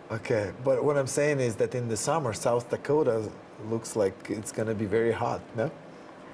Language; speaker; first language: English; non-native, fluent; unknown